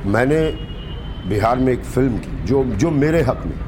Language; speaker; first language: Hindi; native; Hindi